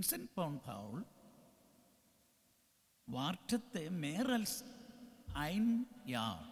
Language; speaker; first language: German; non-native, learner; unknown